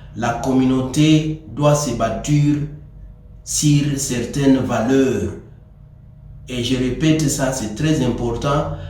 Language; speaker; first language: French; non-native, local second language; Swahili